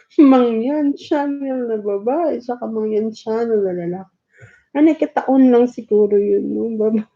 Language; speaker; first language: Filipino; non-native, local second language; Cebuano